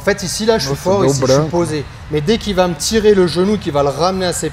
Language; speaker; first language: French; native; French